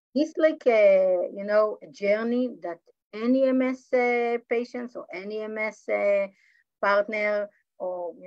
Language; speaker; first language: English; non-native, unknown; Hebrew